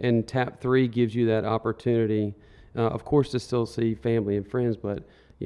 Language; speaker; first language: English; native; English